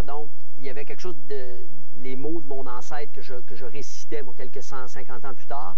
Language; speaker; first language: French; native; French